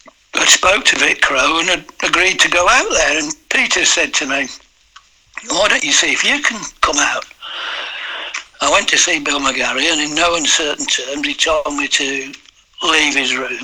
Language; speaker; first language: English; native; English